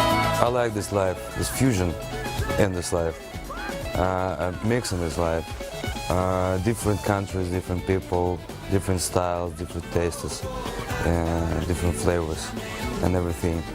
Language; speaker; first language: English; non-native, learner; Russian